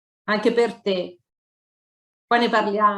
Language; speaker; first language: Italian; native; Italian